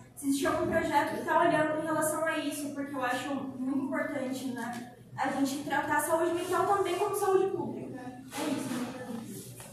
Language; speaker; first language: Portuguese; native; Portuguese